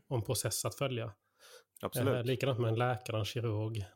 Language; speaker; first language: Swedish; native; Swedish